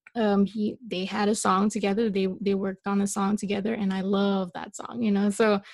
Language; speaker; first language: English; non-native, local second language; Malay